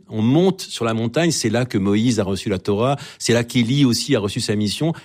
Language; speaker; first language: French; native; French